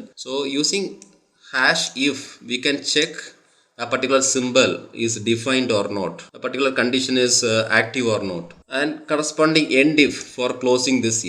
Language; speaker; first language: English; non-native, local second language; Tamil